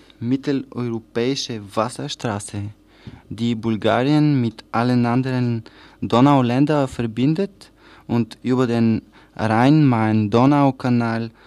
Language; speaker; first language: German; non-native, learner; Bulgarian